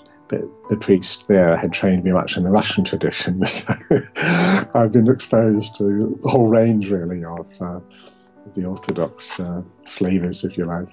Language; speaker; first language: English; native; English